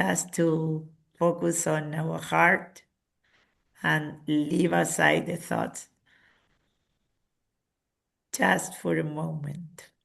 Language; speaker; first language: English; non-native, fluent; Spanish